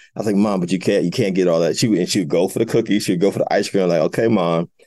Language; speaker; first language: English; native; English